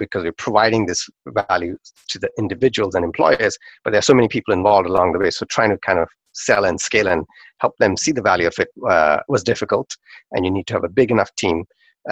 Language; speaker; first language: English; non-native, local second language; Urdu